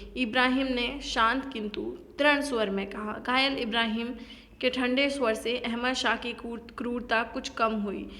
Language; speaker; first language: Hindi; native; Hindi